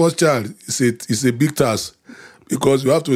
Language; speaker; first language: English; non-native, local second language; Yoruba